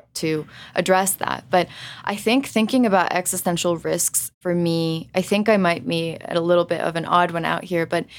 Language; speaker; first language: English; early bilingual, other home language; Finnish